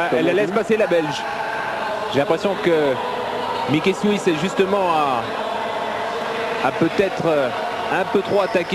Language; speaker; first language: French; native; French